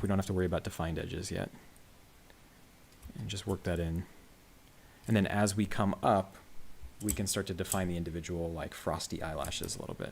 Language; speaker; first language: English; native; English